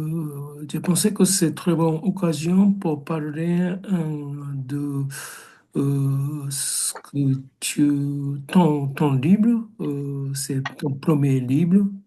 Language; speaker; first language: French; non-native, learner; Japanese